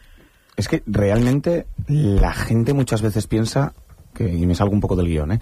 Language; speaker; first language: Spanish; native; Spanish